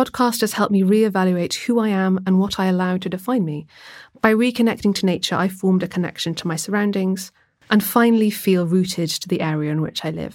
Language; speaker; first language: English; native; English